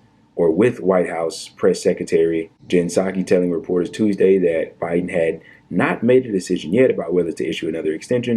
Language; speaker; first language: English; native; English